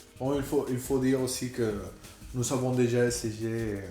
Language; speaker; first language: French; non-native, fluent; Spanish